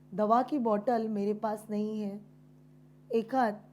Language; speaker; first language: Hindi; non-native, local second language; Marathi